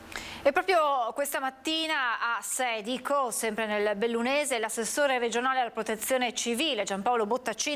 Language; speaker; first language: Italian; native; Italian